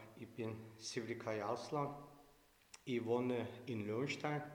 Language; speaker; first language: German; non-native, learner; Turkish